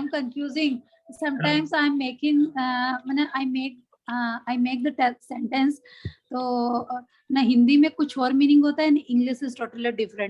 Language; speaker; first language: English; non-native, learner; Hindi